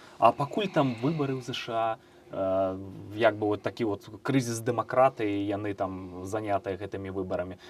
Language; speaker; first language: Belarusian; native; Belarusian